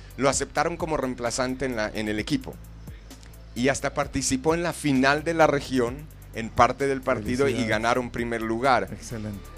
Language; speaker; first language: Spanish; non-native, fluent; English